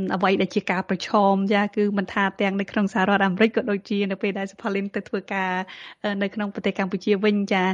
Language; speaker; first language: Khmer; native; Khmer